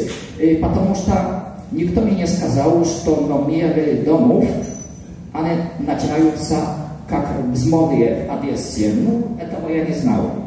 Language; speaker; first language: Russian; non-native, learner; Polish